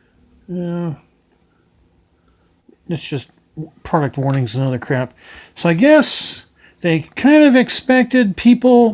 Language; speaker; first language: English; native; English